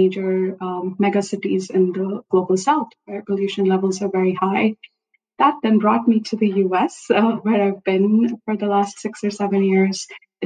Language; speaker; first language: English; non-native, local second language; Hindi